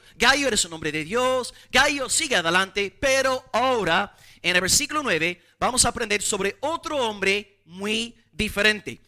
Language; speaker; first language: Spanish; non-native, fluent; English